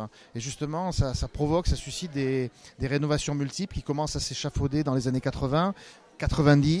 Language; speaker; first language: French; native; French